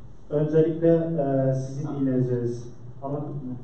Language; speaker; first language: Turkish; non-native, fluent; Central Kurdish